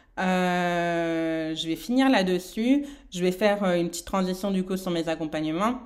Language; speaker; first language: French; native; French